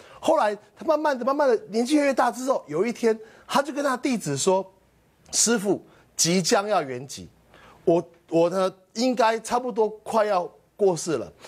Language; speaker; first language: Chinese; native; Chinese